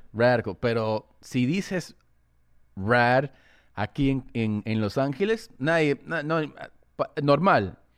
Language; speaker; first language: Spanish; early bilingual, heritage; Spanish